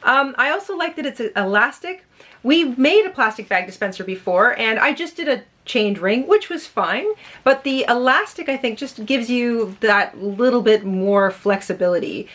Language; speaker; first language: English; native; English